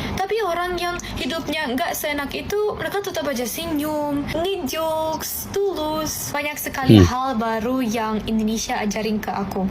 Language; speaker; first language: Indonesian; non-native, fluent; German